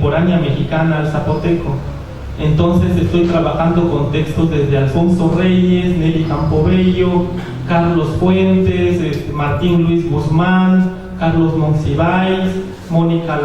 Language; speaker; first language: Spanish; non-native, local second language; Zapotec